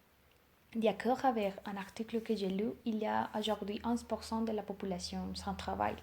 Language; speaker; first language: French; non-native, learner; Spanish